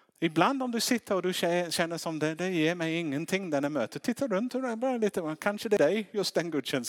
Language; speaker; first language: Swedish; non-native, fluent; English